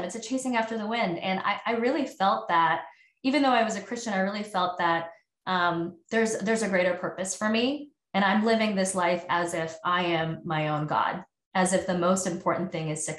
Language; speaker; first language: English; native; English